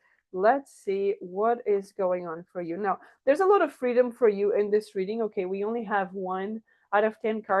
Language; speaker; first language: English; non-native, fluent; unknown